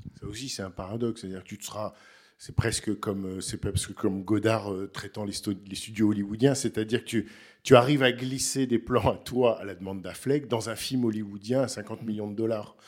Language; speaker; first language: French; native; French